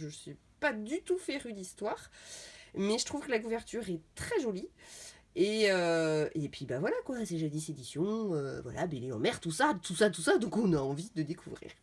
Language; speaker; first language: French; native; French